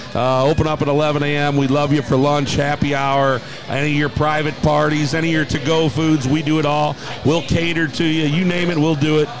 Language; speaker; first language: English; native; English